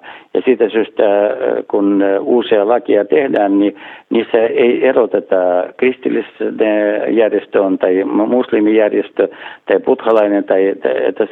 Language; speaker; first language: Finnish; non-native, fluent; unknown